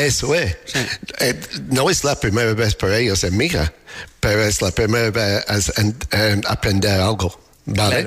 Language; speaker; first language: Spanish; non-native, learner; English